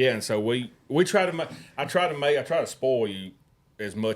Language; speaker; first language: English; native; English